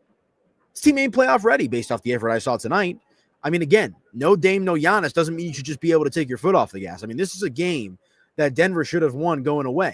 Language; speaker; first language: English; native; English